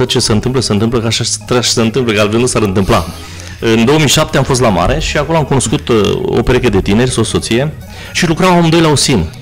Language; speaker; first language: Romanian; native; Romanian